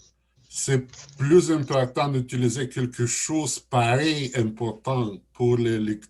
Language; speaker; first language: French; non-native, learner; Russian